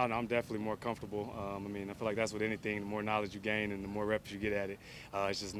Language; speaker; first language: English; native; English